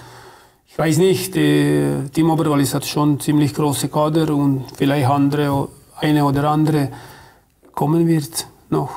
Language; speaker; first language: German; non-native, fluent; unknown